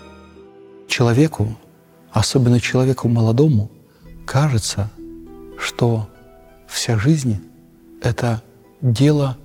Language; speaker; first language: Russian; native; Russian